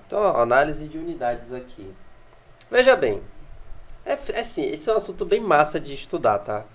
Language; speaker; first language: Portuguese; native; Portuguese